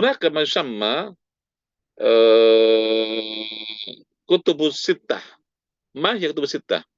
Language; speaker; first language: Arabic; non-native, fluent; Indonesian